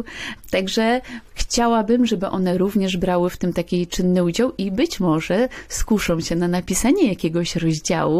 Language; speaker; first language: Polish; native; Polish